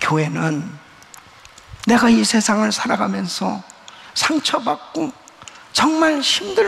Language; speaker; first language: Korean; native; Korean